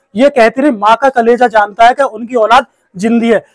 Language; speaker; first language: Hindi; native; Hindi